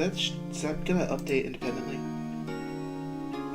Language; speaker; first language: English; native; English